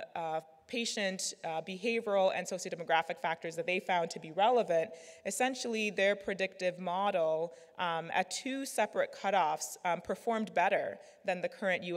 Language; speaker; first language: English; native; English